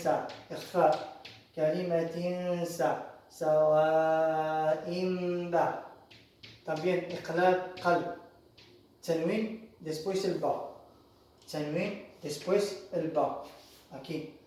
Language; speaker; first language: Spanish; non-native, fluent; Arabic